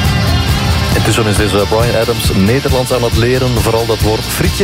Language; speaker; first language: Dutch; native; Dutch